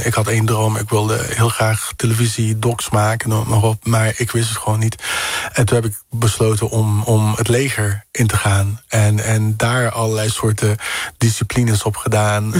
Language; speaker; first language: Dutch; early bilingual, other home language; Papiamento